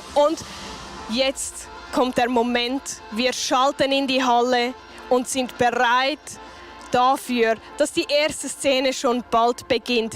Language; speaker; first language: German; native; German